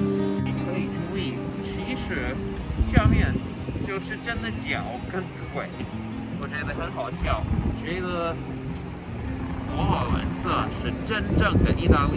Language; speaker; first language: Chinese; non-native, fluent; English